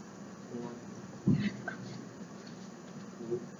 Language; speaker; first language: English; non-native, learner; Malay